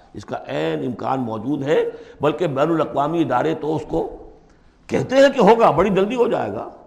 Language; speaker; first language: Urdu; native; Urdu